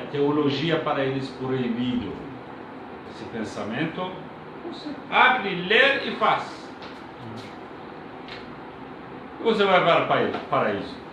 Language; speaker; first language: Portuguese; non-native, learner; Persian